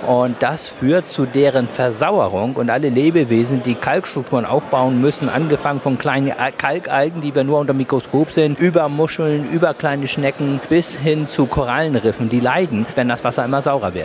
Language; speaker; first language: German; native; German